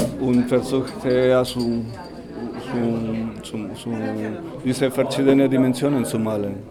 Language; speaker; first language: German; non-native, learner; Spanish